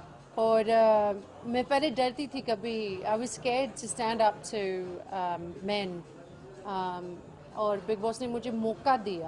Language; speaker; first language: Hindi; early bilingual, heritage; English